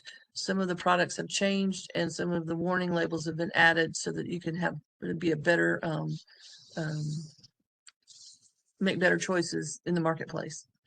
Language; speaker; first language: English; native; English